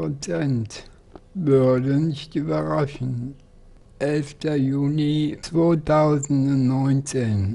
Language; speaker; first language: German; native; German